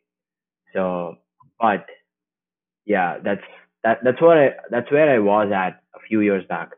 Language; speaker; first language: English; non-native, local second language; Tamil